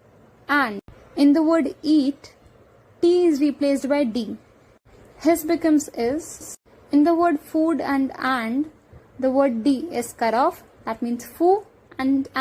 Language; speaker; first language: English; non-native, local second language; Hindi